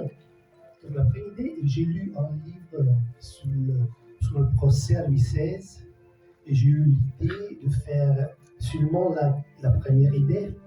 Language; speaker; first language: French; non-native, fluent; Italian